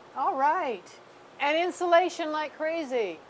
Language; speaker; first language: English; native; English